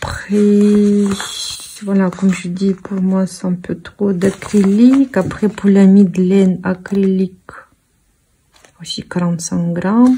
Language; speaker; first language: French; non-native, fluent; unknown